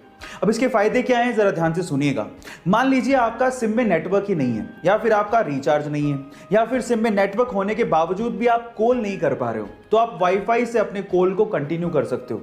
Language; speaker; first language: Hindi; native; Hindi